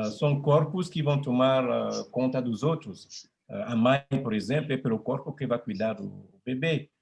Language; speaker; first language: Portuguese; non-native, fluent; French